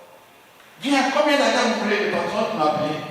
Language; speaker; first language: French; non-native, learner; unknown